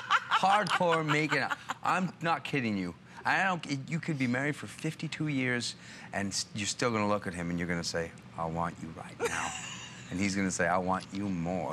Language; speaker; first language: English; native; English